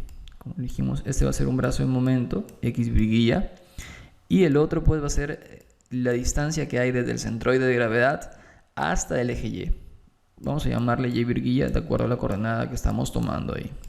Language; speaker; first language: Spanish; native; Spanish